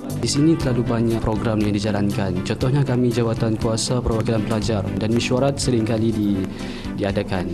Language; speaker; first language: Malay; non-native, local second language; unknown